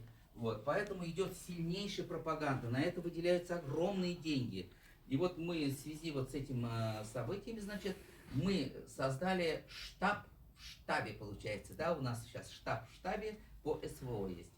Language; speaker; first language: Russian; native; Russian